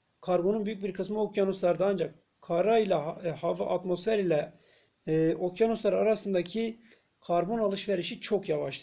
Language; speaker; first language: Turkish; native; Turkish